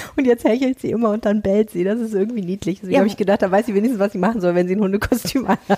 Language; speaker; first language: German; native; German